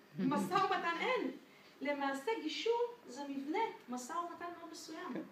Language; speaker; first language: Hebrew; non-native, fluent; French